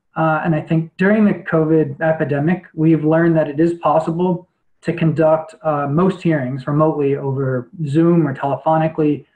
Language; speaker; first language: English; native; English